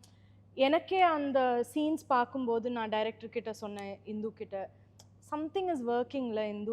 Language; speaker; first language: Tamil; non-native, fluent; Malayalam